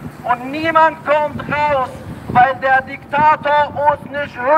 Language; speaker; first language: German; non-native, fluent; Tajik